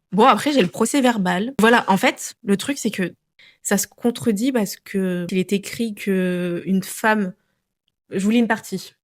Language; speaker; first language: French; native; French